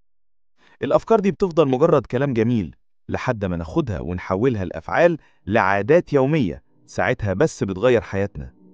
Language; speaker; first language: Arabic; native; Arabic